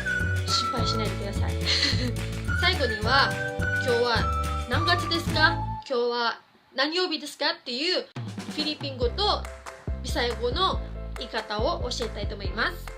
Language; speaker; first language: Japanese; non-native, fluent; Cebuano